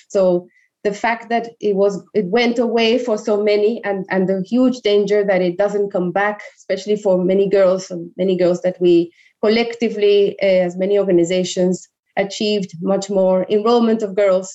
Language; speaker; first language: English; non-native, fluent; Spanish